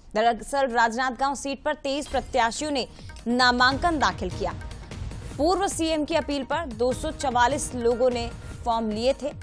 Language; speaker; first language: Hindi; native; Hindi